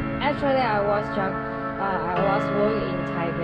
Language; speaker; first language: English; non-native, learner; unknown